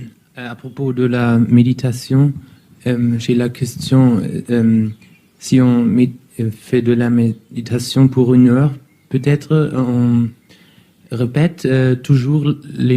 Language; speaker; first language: French; non-native, learner; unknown